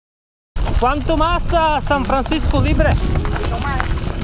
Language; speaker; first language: Spanish; non-native, learner; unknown